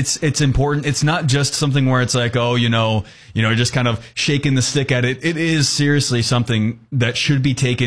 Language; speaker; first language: English; native; English